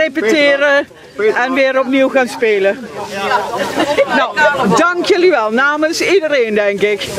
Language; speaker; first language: Dutch; native; Dutch